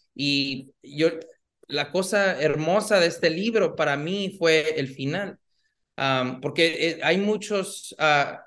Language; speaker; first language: Spanish; early bilingual, heritage; Spanish